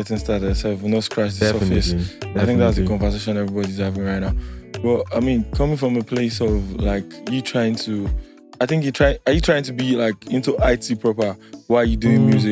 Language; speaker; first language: English; non-native, local second language; Yoruba